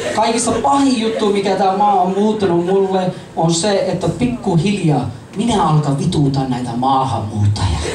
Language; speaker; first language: Finnish; non-native, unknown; English